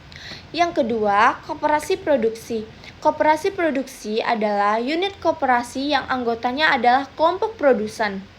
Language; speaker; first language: Indonesian; native; Indonesian